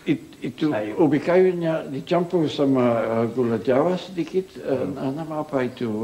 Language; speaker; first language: Indonesian; non-native, local second language; Dutch